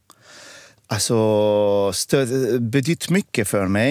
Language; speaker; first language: Swedish; non-native, fluent; Arabic